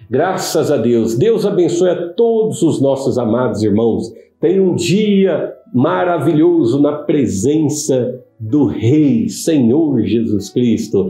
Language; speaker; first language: Portuguese; native; Portuguese